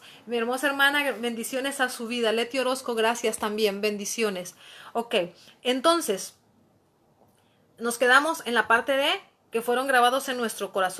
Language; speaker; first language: Spanish; native; Spanish